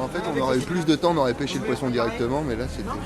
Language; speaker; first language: French; native; French